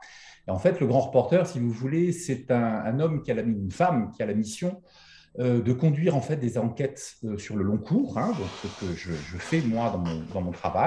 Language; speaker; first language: French; native; French